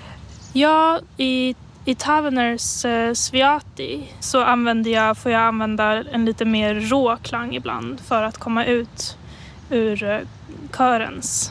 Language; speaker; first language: Swedish; native; Swedish